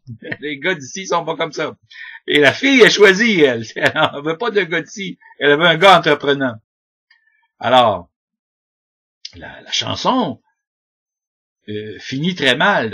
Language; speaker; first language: French; native; French